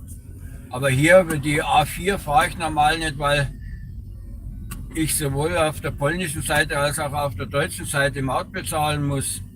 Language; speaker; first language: German; native; German